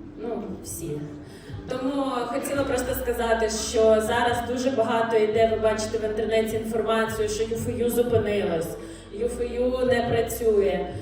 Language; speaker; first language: Ukrainian; non-native, local second language; Russian